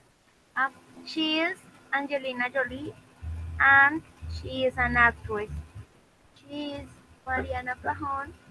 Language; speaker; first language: English; non-native, learner; Spanish